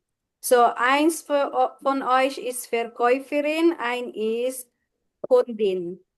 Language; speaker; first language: German; non-native, fluent; Filipino